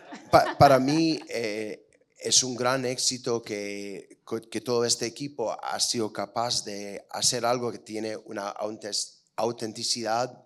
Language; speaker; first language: Spanish; non-native, fluent; English